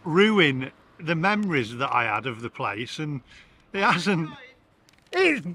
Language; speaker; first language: English; native; English